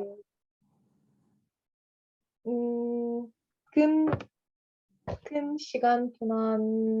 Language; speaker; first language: Korean; non-native, learner; Russian